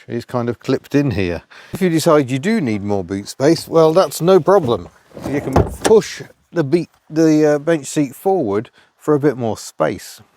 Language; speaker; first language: English; native; English